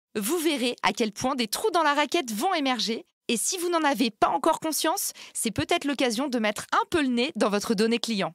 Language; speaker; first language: French; native; French